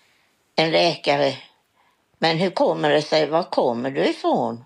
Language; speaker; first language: Swedish; native; Swedish